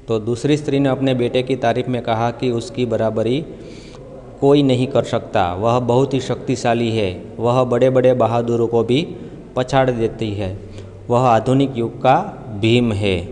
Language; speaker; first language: Hindi; non-native, local second language; Gujarati